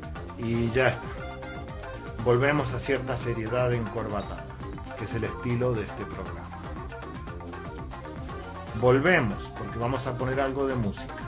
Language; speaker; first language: Spanish; native; Spanish